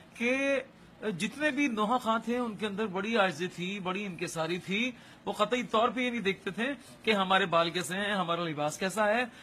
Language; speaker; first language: Urdu; native; Urdu